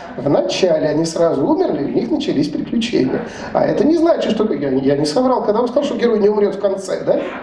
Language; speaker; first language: Russian; native; Russian